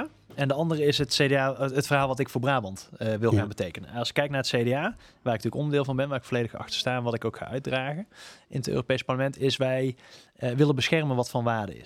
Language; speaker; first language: Dutch; native; Dutch